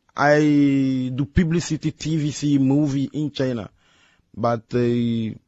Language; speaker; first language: English; non-native, learner; Lingala